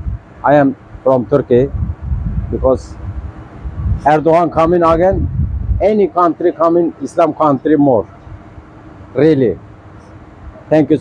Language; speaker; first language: English; non-native, learner; Turkish